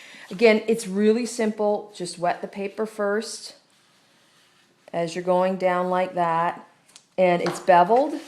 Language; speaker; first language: English; native; English